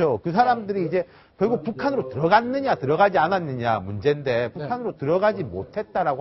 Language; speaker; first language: Korean; native; Korean